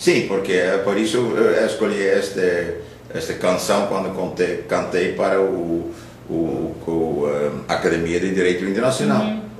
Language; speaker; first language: Portuguese; non-native, fluent; Dutch